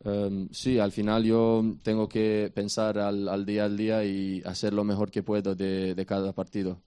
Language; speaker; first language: Spanish; non-native, fluent; Romanian